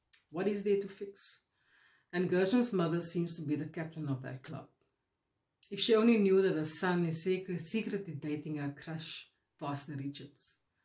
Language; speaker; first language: English; non-native, local second language; Afrikaans